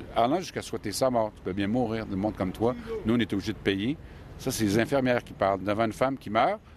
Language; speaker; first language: French; native; French